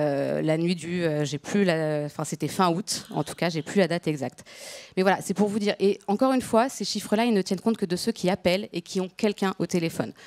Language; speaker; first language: French; native; French